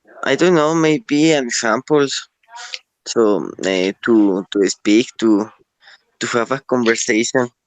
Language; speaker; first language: English; non-native, learner; Spanish